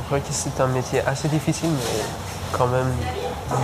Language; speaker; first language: French; non-native, learner; Persian